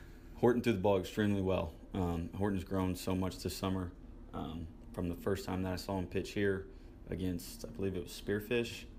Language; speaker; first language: English; native; English